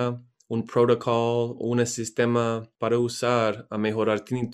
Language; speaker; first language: Spanish; non-native, learner; English